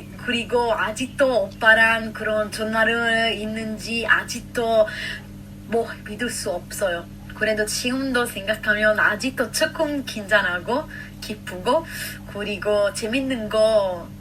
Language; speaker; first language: Korean; non-native, learner; Italian